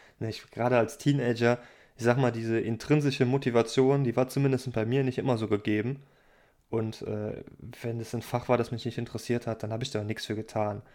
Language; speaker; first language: German; native; German